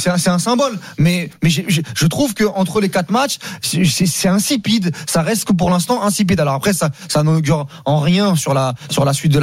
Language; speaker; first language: French; native; French